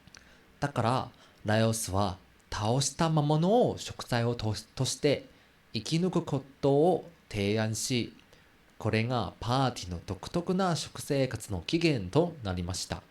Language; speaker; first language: Japanese; non-native, learner; Chinese